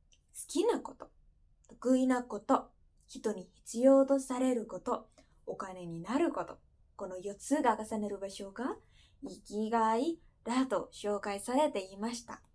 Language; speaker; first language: Japanese; non-native, fluent; Indonesian